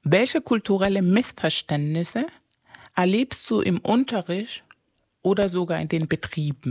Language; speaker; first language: German; non-native, fluent; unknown